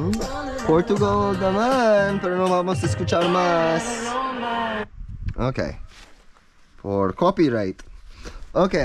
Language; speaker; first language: Spanish; non-native, learner; English